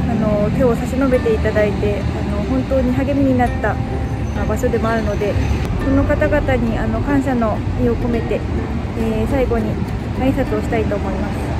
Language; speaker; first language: Japanese; native; Japanese